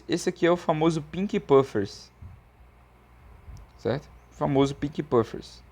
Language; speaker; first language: Portuguese; native; Portuguese